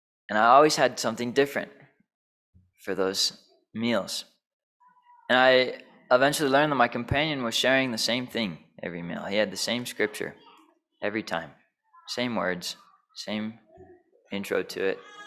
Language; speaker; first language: English; native; English